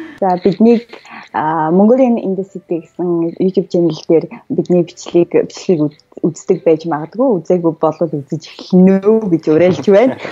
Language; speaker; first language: Mongolian; early bilingual, heritage; Mongolian